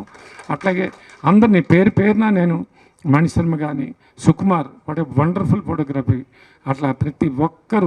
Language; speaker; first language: Telugu; native; Telugu